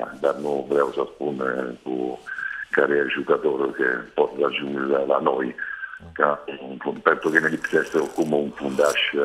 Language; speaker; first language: Romanian; non-native, fluent; Italian